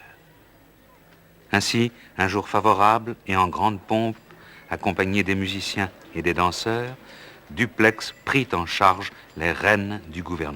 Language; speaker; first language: French; native; French